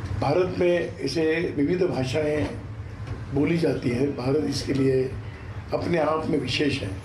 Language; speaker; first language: Hindi; non-native, local second language; Marathi